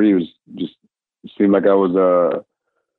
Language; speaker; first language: English; non-native, fluent; Spanish